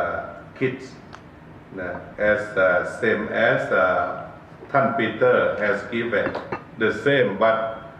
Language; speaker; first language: English; non-native, learner; Thai